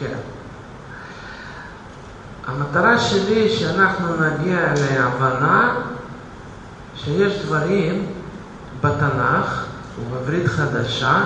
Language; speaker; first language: Hebrew; non-native, fluent; Russian